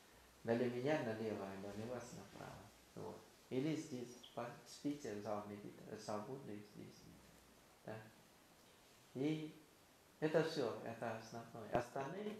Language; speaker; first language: Russian; non-native, learner; Thai